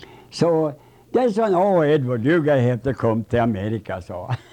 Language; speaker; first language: English; non-native, fluent; Swedish